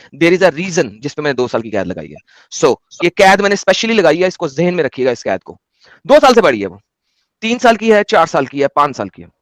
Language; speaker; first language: Hindi; native; Hindi